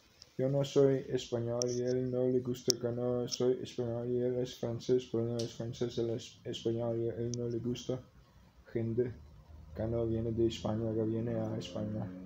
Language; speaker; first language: Spanish; non-native, learner; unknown